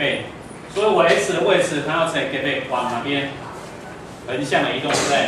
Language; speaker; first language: Chinese; native; Chinese